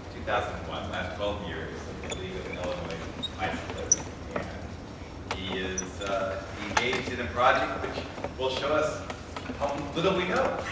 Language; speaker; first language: English; native; English